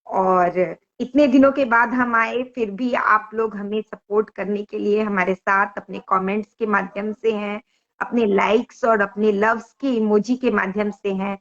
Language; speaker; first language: Hindi; native; Hindi